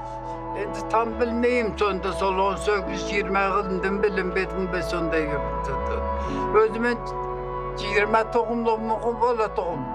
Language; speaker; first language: Kazakh; early bilingual, heritage; Kazakh